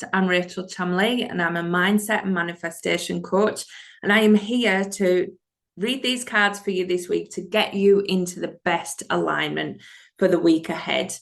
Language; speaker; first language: English; native; English